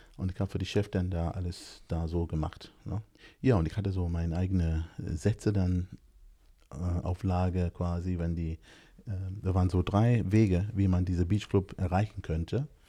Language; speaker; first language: German; non-native, fluent; English